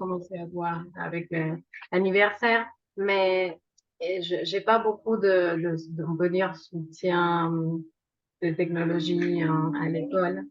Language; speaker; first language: French; non-native, fluent; Spanish